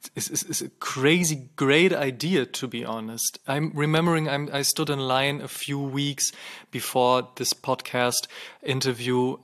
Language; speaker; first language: English; non-native, fluent; German